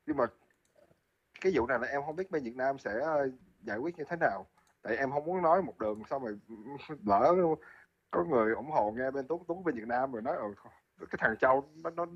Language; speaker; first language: Vietnamese; early bilingual, heritage; Vietnamese